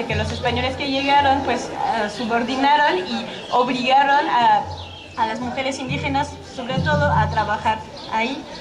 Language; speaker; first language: Spanish; non-native, fluent; French